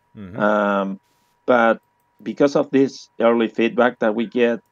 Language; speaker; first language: English; non-native, learner; Spanish